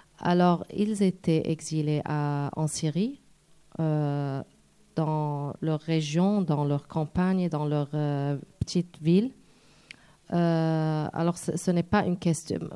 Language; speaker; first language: French; non-native, fluent; Arabic